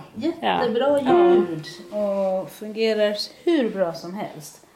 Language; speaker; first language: Swedish; early bilingual, other home language; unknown